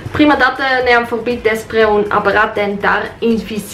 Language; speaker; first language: Romanian; non-native, learner; Dutch